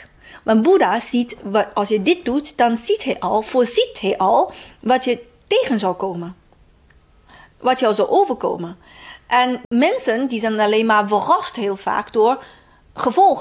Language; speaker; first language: Dutch; non-native, fluent; Chinese